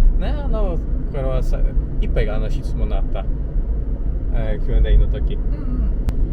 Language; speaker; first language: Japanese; non-native, learner; Polish